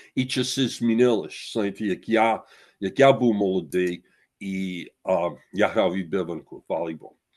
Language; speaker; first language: Ukrainian; early bilingual, heritage; Ukrainian